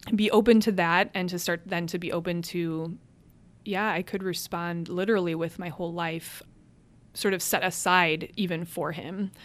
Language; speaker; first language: English; early bilingual, other home language; Hungarian